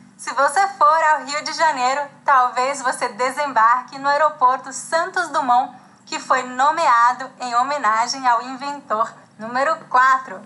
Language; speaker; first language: Portuguese; native; Portuguese